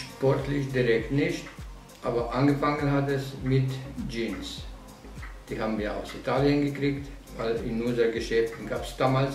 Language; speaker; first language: German; non-native, fluent; Slovenian